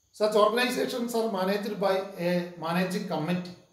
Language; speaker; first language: English; non-native, local second language; Malayalam